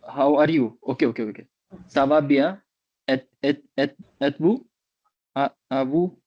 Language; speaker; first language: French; non-native, learner; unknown